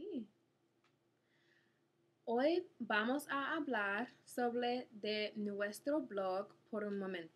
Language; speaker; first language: Spanish; non-native, learner; English